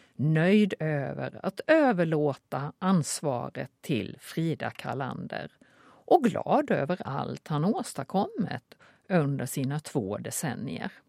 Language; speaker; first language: Swedish; native; Swedish